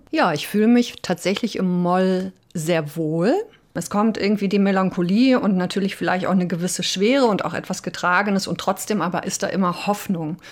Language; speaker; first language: German; early bilingual, other home language; Polish